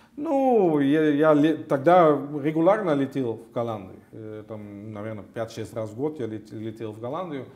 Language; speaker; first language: Russian; non-native, fluent; Dutch